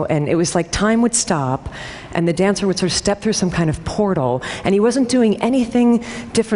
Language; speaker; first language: English; native; English